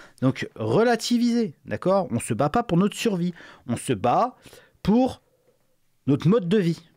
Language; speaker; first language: French; native; French